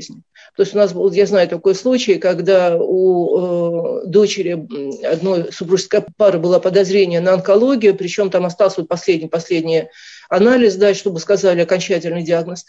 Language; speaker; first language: Russian; native; Russian